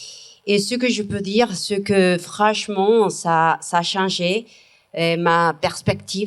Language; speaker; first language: French; non-native, fluent; Spanish